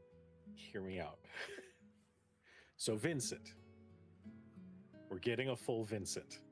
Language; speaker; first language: English; native; English